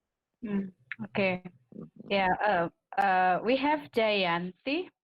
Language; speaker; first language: English; non-native, fluent; Indonesian